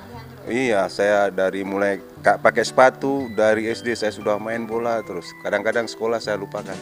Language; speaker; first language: Indonesian; non-native, local second language; Minangkabau